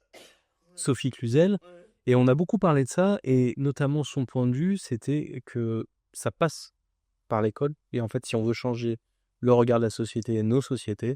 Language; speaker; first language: French; native; French